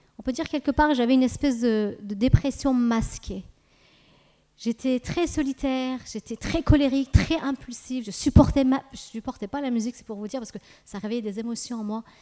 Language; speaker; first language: French; early bilingual, other home language; Persian